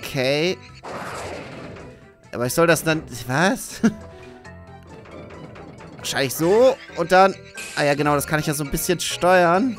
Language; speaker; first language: German; native; German